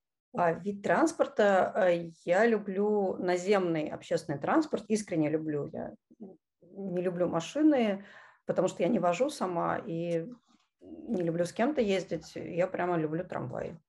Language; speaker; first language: Russian; native; Russian